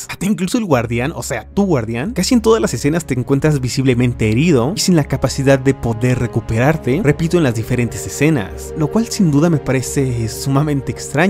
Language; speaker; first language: Spanish; native; Spanish